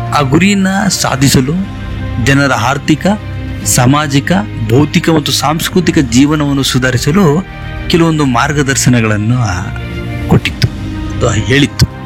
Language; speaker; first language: Kannada; native; Kannada